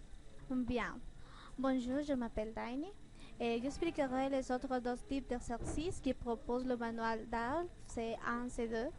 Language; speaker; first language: French; non-native, fluent; Spanish